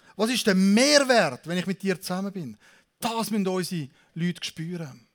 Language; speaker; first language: German; native; German